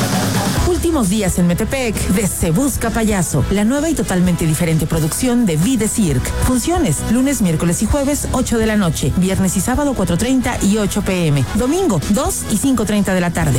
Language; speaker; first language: Spanish; native; Spanish